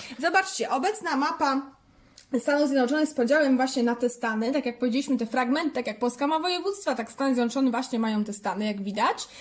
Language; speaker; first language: Polish; native; Polish